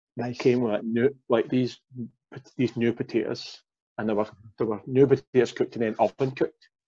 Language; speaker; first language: English; native; English